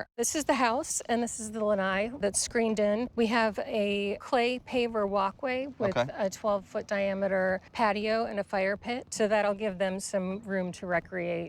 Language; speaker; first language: English; native; English